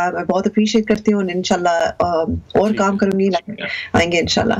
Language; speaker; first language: Hindi; early bilingual, heritage; Hindi